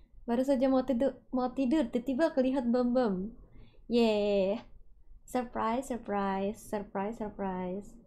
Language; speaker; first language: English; non-native, fluent; Indonesian